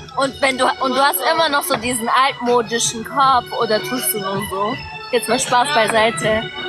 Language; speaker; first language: German; early bilingual, other home language; Kurdish